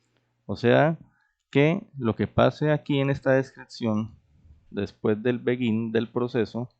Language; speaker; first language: Spanish; native; Spanish